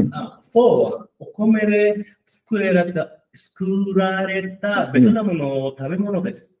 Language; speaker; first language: Japanese; non-native, learner; Spanish